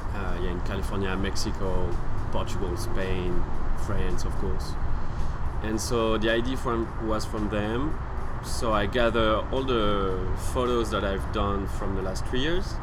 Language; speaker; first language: English; non-native, fluent; French